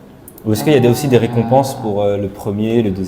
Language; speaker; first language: French; non-native, local second language; Malagasy